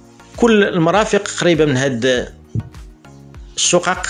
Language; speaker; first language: Arabic; native; Arabic